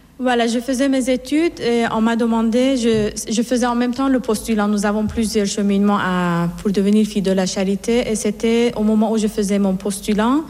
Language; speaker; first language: French; non-native, fluent; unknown